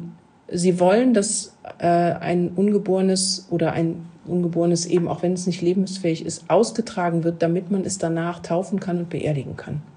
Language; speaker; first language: German; native; German